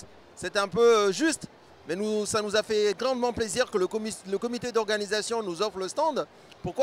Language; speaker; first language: French; non-native, local second language; Comorian